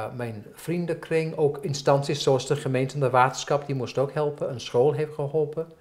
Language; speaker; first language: Dutch; non-native, fluent; English